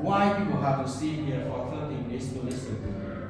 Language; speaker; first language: English; non-native, learner; Vietnamese